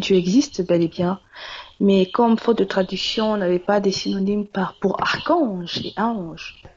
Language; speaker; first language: French; non-native, local second language; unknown